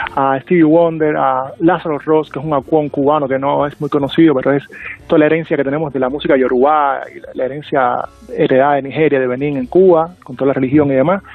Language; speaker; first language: Spanish; native; Spanish